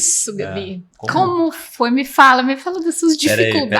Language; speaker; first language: Portuguese; native; Portuguese